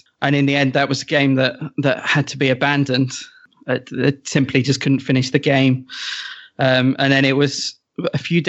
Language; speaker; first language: English; native; English